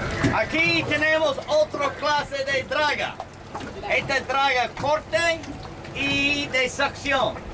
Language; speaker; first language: Spanish; non-native, learner; English